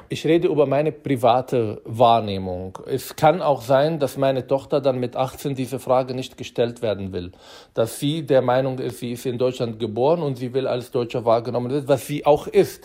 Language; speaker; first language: German; non-native, fluent; Arabic